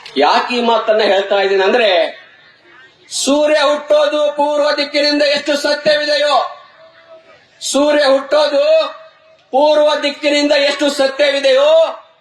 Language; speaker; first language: Kannada; non-native, local second language; Lambadi